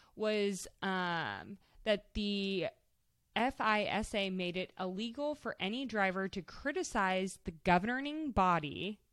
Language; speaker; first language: English; native; English